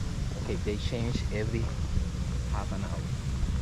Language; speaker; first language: English; non-native, fluent; Spanish